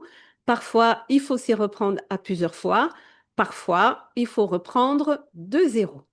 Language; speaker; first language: French; native; French